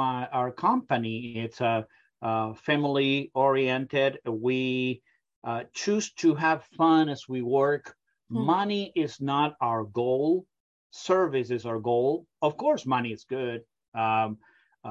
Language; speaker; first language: English; non-native, fluent; Spanish